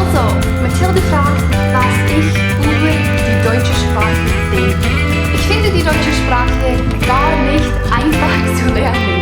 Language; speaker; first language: German; non-native, fluent; English